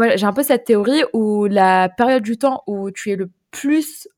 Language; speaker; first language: French; non-native, fluent; Arabic